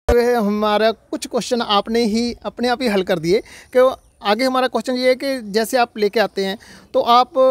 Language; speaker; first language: Hindi; non-native, local second language; Punjabi